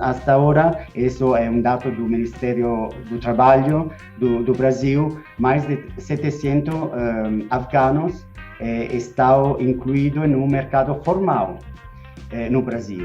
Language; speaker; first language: Portuguese; non-native, fluent; Spanish